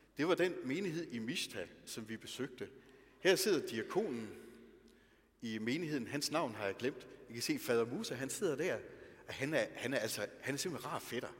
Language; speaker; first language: Danish; native; Danish